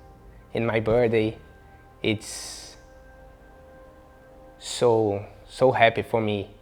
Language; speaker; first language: English; non-native, learner; Portuguese